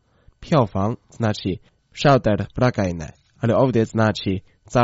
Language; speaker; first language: Croatian; non-native, fluent; Chinese